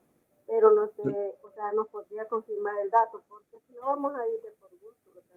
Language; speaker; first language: Spanish; native; Spanish